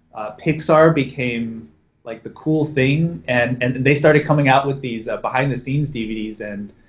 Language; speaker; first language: English; native; English